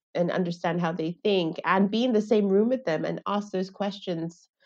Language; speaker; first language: English; non-native, local second language; Yoruba